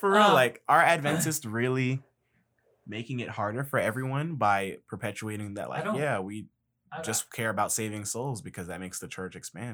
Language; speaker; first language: English; native; English